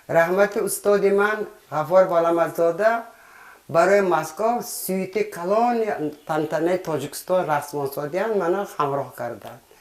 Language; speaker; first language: Tajik; native; Tajik